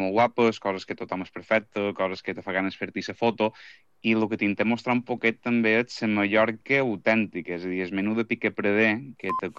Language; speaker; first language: Catalan; native; Catalan